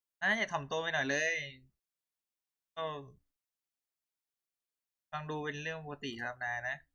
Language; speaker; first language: Thai; native; Thai